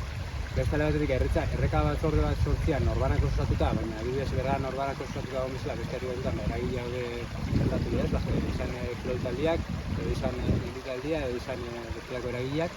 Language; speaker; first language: Basque; native; Basque